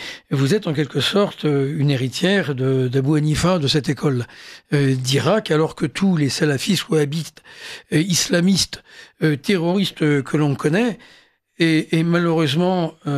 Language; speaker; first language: French; native; French